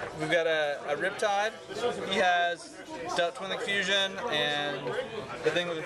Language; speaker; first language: English; native; English